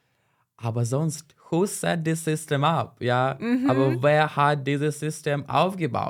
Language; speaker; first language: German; non-native, fluent; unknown